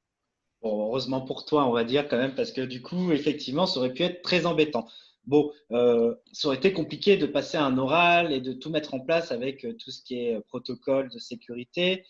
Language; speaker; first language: French; native; French